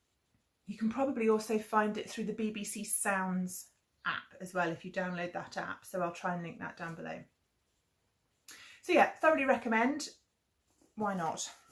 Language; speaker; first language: English; native; English